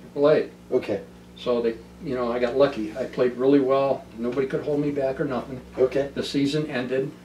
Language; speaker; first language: English; native; English